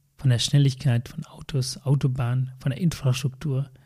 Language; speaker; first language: German; non-native, fluent; Tamil